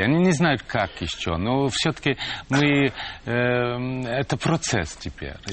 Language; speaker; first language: Russian; non-native, fluent; French